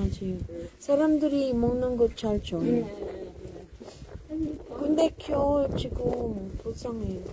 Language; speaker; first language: Korean; non-native, learner; Filipino